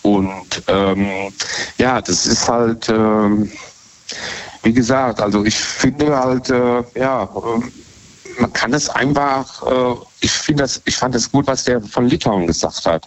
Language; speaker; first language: German; native; German